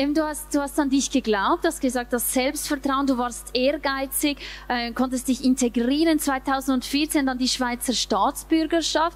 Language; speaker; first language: German; native; German